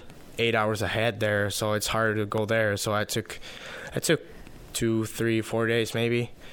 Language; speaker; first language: English; non-native, fluent; Finnish